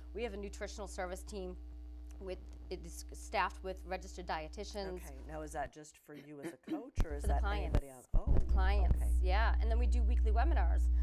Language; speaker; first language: English; native; English